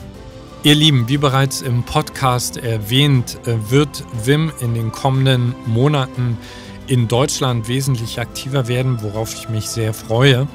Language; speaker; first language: German; native; German